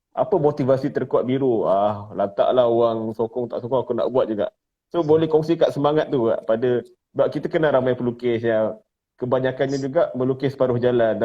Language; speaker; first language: Malay; native; Malay